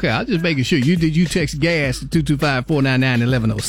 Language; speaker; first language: English; native; English